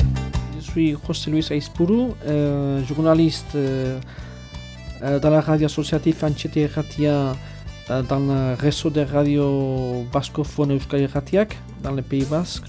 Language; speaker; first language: French; non-native, fluent; Basque